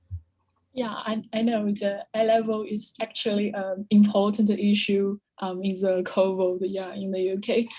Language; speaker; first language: English; non-native, fluent; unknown